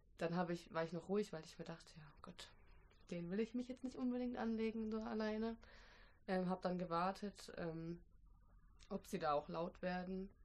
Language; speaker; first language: German; early bilingual, other home language; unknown